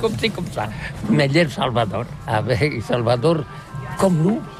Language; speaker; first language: French; non-native, learner; Catalan